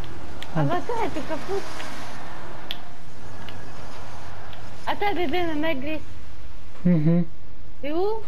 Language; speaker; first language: French; non-native, local second language; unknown